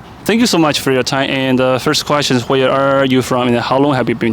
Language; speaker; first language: English; non-native, fluent; Chinese